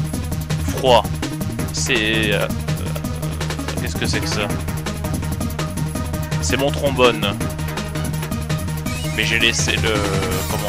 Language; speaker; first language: French; native; French